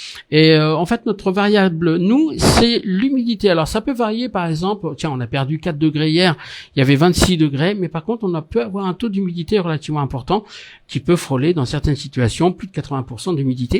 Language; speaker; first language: French; native; French